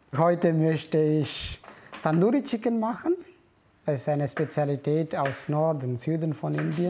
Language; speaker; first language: German; non-native, fluent; Indonesian